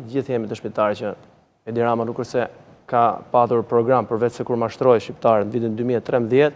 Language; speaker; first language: Albanian; native; Albanian